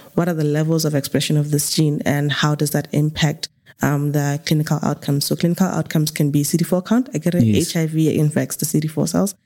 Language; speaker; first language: English; non-native, local second language; Tswana